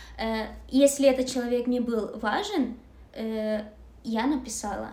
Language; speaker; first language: Russian; native; Russian